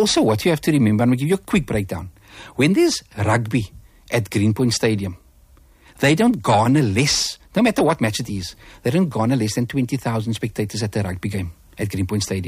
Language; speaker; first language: English; native; English